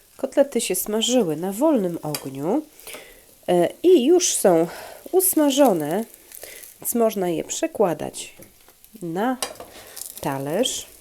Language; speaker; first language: Polish; native; Polish